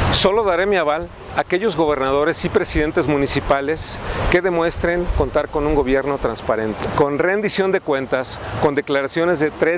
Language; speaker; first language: Spanish; native; Spanish